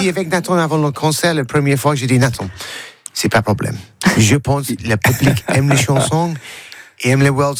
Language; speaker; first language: French; non-native, learner; English